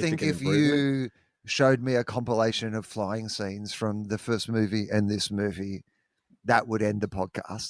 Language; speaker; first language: English; native; English